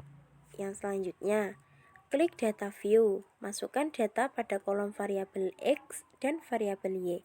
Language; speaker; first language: Indonesian; native; Indonesian